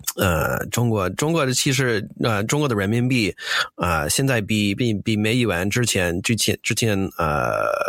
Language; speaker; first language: Chinese; non-native, fluent; English